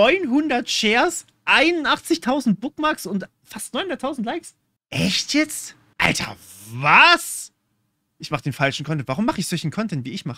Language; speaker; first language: German; native; German